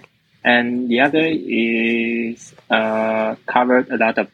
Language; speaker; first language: English; non-native, learner; Chinese